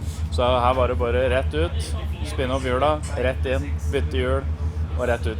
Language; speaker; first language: Norwegian; native; Norwegian